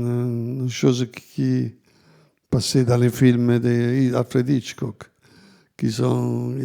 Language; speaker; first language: French; non-native, fluent; Italian